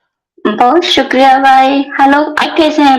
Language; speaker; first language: Hindi; non-native, local second language; Kannada